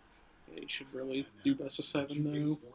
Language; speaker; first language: English; native; English